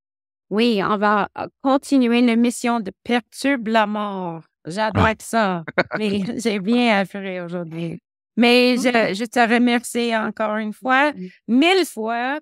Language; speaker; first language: French; non-native, local second language; English